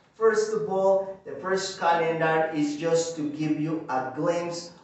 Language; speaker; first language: English; non-native, fluent; Spanish